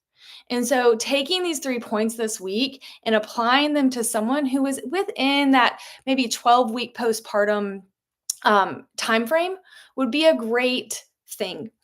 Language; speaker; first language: English; native; English